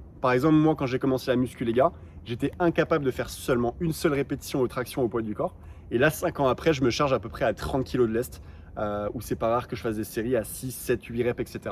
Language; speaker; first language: French; native; French